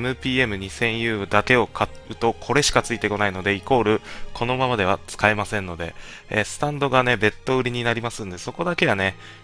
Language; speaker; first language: Japanese; native; Japanese